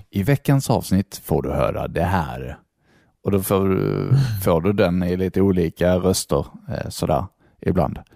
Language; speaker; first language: Swedish; native; Swedish